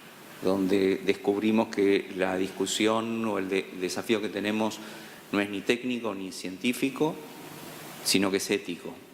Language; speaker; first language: Spanish; native; Spanish